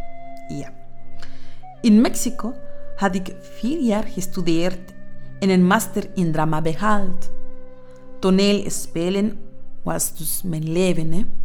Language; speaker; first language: Dutch; non-native, fluent; Spanish